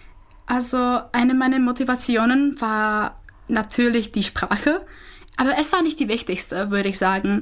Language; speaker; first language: German; non-native, fluent; Czech